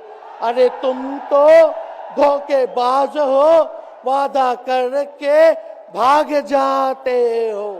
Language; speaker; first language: Hindi; native; Hindi